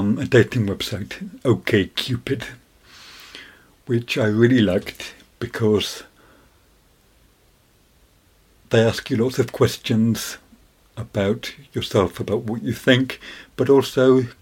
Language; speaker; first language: English; native; English